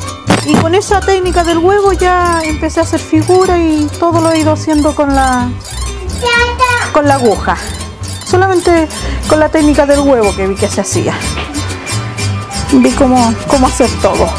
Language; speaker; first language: Spanish; native; Spanish